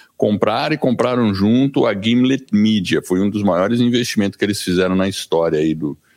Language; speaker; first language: Portuguese; early bilingual, other home language; English